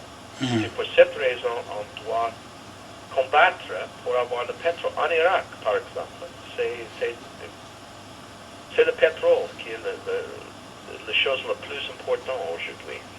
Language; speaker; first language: French; non-native, learner; English